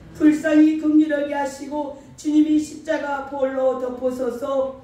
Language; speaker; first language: Korean; native; Korean